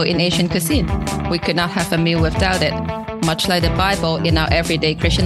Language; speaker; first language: English; non-native, local second language; Cantonese